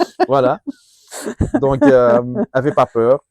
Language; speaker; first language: French; non-native, fluent; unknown